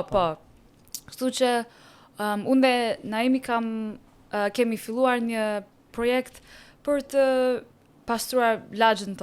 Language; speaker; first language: Albanian; non-native, learner; Persian